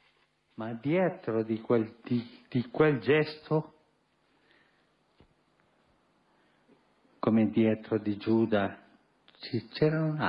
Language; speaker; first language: Italian; non-native, fluent; Spanish